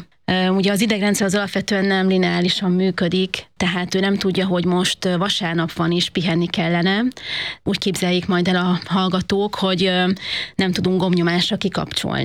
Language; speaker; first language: Hungarian; native; Hungarian